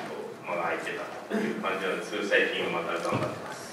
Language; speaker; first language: Japanese; native; Japanese